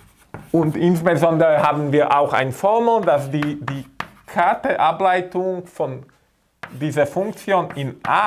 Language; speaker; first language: German; non-native, fluent; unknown